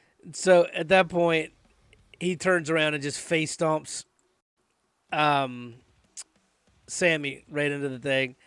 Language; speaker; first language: English; native; English